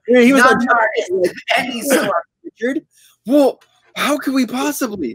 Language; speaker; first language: English; native; English